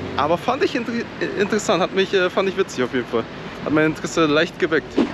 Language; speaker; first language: German; native; German